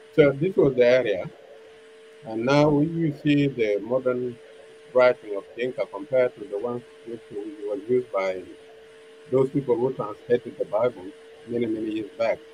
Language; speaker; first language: English; non-native, fluent; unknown